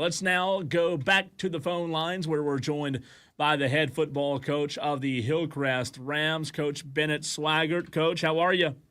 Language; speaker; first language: English; native; English